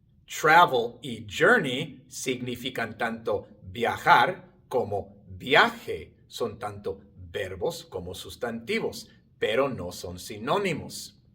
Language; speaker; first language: Spanish; non-native, fluent; English